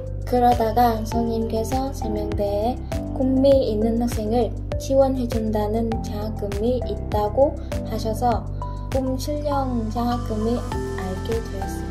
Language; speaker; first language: Korean; non-native, learner; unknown